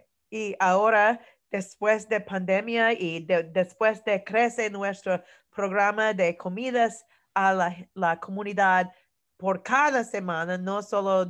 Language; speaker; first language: Spanish; non-native, learner; English